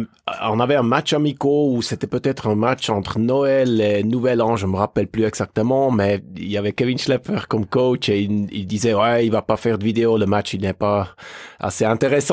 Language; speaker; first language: French; native; French